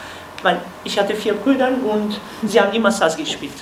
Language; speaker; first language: German; non-native, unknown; Kurdish